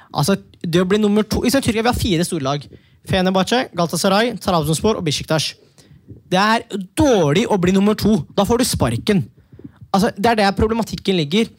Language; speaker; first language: Norwegian; early bilingual, other home language; Turkish